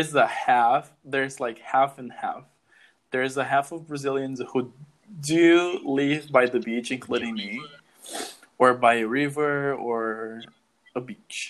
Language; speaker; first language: English; non-native, fluent; Portuguese